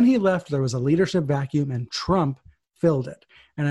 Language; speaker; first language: English; native; English